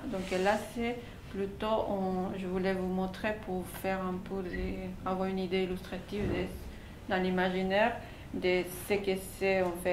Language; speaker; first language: French; non-native, fluent; Spanish